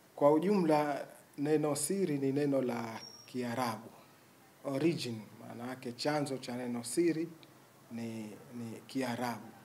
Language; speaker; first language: Swahili; native; Swahili